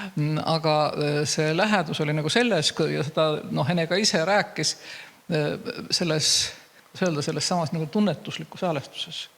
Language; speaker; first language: Estonian; native; Estonian